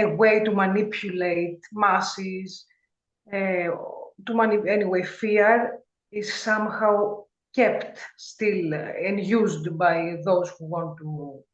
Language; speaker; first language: English; non-native, fluent; Greek